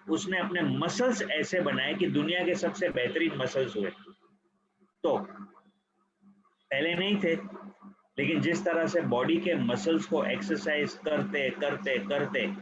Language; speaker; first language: Hindi; native; Hindi